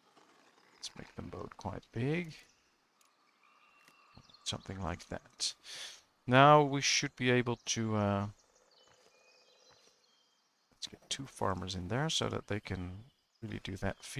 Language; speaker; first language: English; non-native, fluent; Dutch